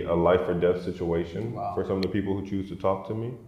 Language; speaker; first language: English; native; English